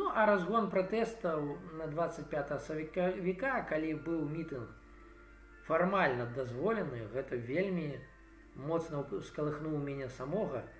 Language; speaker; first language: Belarusian; non-native, local second language; Russian